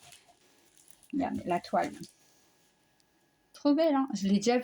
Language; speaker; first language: French; native; French